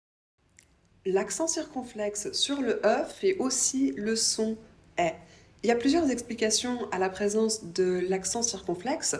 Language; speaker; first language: French; native; French